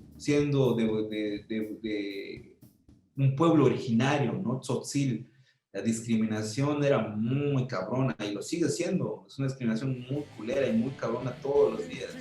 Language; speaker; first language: Spanish; non-native, local second language; Tzotzil